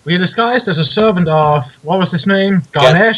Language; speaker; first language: English; native; English